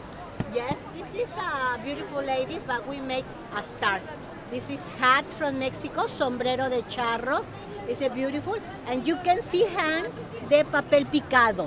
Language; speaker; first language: English; non-native, fluent; Spanish